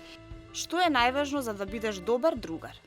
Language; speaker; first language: Macedonian; native; Macedonian